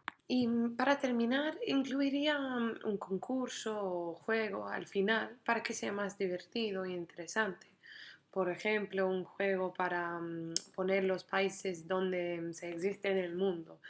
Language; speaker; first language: Spanish; non-native, fluent; English